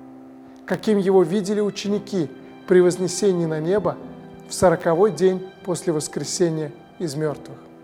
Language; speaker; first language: Russian; native; Russian